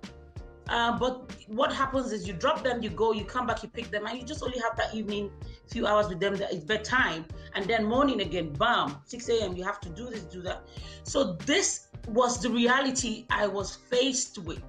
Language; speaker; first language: English; non-native, local second language; Igbo